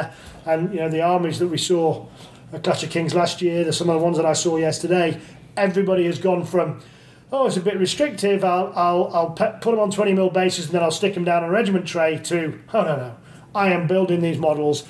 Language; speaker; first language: English; native; English